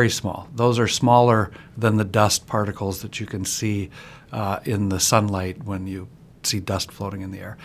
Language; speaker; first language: English; native; English